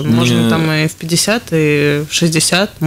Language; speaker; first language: Russian; native; Russian